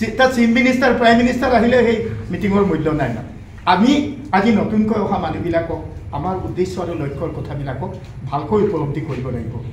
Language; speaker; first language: Assamese; non-native, local second language; Mising